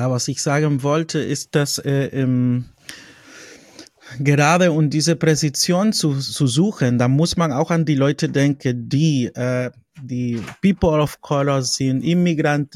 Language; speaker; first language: German; non-native, fluent; Spanish